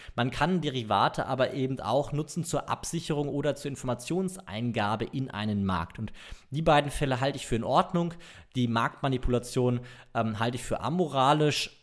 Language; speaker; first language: German; native; German